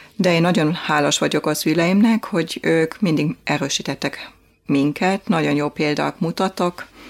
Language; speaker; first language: Hungarian; non-native, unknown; German